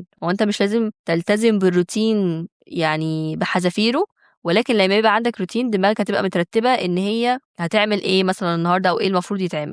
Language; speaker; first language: Arabic; native; Arabic